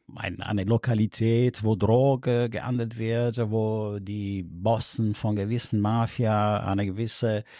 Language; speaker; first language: German; non-native, fluent; Italian